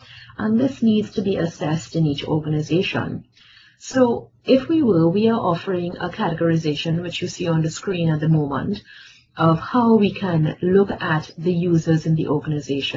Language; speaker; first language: English; native; English